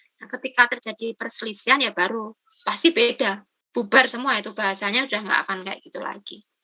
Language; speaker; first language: Indonesian; non-native, local second language; Javanese